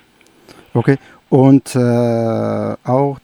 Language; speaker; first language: German; non-native, learner; Persian